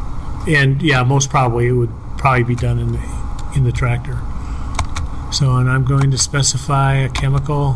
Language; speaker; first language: English; native; English